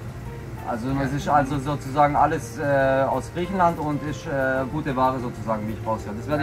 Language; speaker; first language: German; native; German